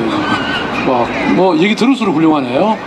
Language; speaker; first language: Korean; native; Korean